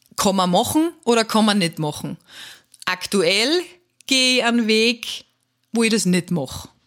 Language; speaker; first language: German; native; German